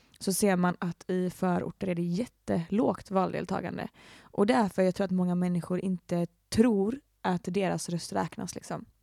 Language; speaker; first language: Swedish; native; Swedish